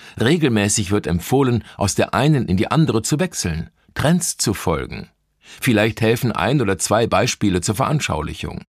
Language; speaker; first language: German; native; German